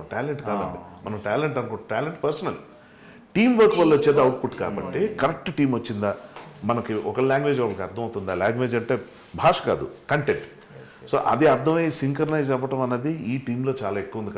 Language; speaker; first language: Telugu; native; Telugu